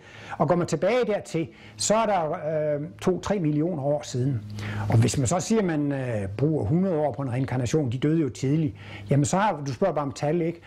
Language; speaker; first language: Danish; native; Danish